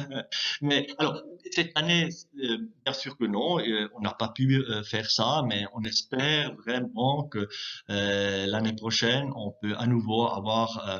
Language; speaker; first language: French; non-native, local second language; German